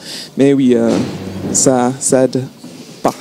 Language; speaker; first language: French; non-native, fluent; English